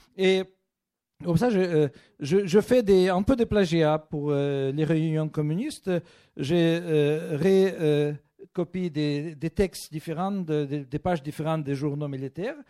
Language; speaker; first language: French; non-native, fluent; Russian